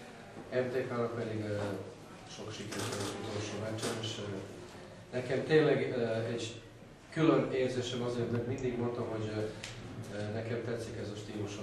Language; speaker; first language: Hungarian; non-native, fluent; Serbian